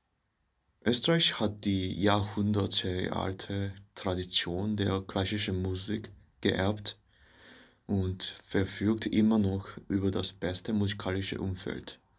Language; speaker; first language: German; non-native, fluent; Korean